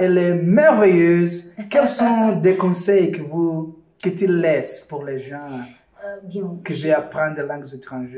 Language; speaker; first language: French; non-native, fluent; Portuguese